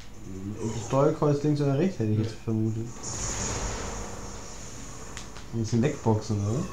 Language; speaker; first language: German; native; German